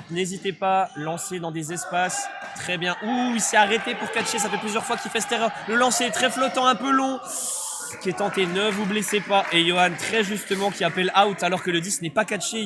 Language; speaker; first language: French; native; French